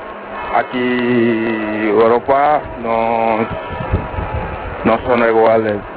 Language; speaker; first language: Spanish; non-native, learner; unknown